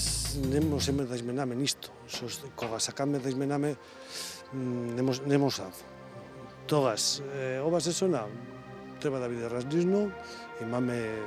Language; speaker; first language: Macedonian; non-native, learner; Spanish